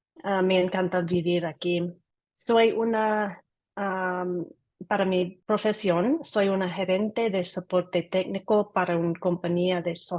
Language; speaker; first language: Spanish; non-native, learner; English